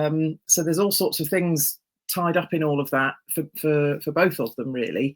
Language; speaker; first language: English; native; English